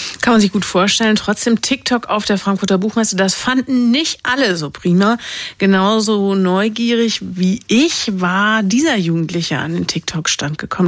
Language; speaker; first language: German; native; German